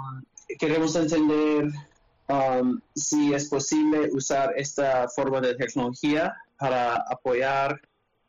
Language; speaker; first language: Spanish; non-native, learner; English